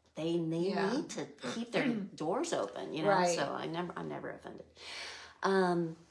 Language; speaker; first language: English; native; English